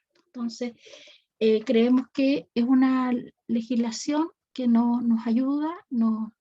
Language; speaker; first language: Spanish; native; Spanish